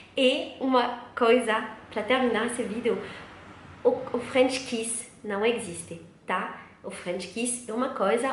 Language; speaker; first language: Portuguese; non-native, learner; French